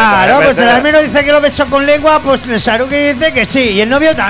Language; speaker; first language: Spanish; native; Spanish